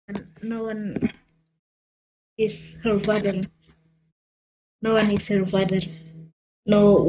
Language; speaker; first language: English; non-native, learner; Indonesian